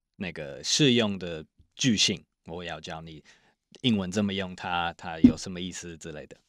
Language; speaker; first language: Chinese; non-native, fluent; English